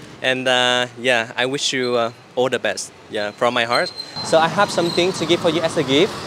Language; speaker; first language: English; non-native, learner; Vietnamese